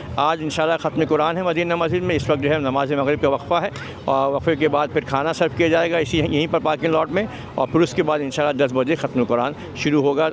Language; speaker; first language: Urdu; native; Urdu